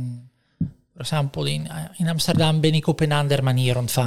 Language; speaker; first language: Dutch; non-native, fluent; Italian